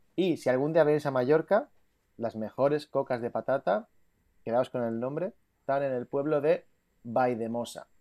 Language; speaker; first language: Spanish; native; Spanish